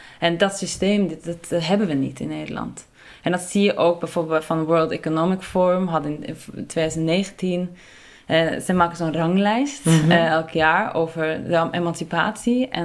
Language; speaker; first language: Dutch; non-native, fluent; Norwegian